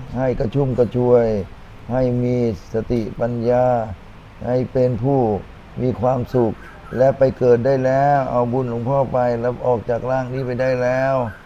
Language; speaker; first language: Thai; native; Thai